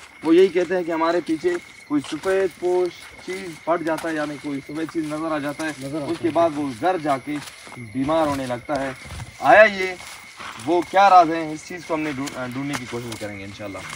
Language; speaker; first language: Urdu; non-native, local second language; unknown